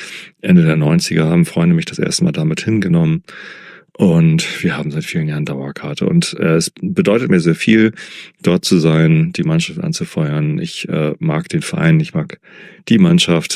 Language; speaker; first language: German; native; German